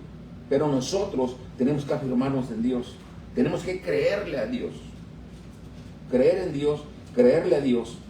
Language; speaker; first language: Spanish; native; Spanish